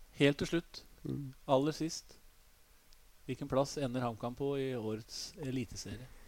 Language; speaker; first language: Norwegian; native; Norwegian